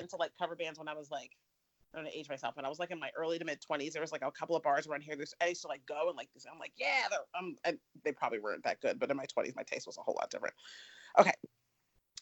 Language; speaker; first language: English; native; English